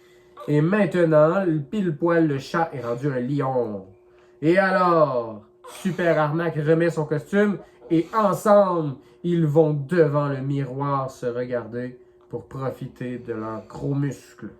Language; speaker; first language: French; native; French